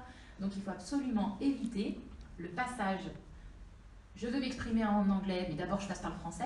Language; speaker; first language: French; native; French